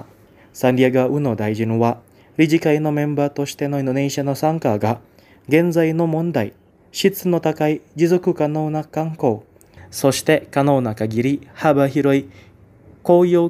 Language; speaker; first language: Japanese; non-native, fluent; Indonesian